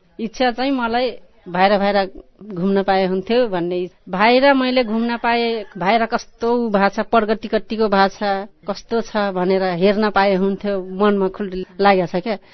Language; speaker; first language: Nepali; non-native, local second language; Dangaura Tharu